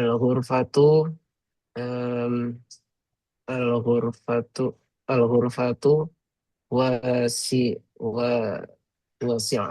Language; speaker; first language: Arabic; non-native, learner; Indonesian